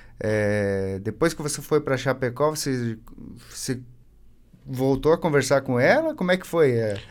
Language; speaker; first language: Portuguese; native; Portuguese